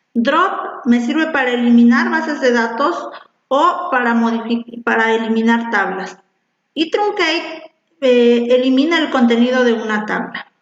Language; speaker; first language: Spanish; native; Spanish